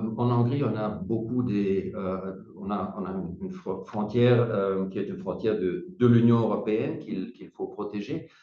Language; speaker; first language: French; non-native, fluent; German